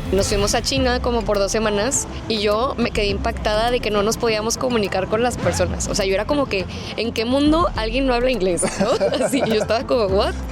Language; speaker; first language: Spanish; native; Spanish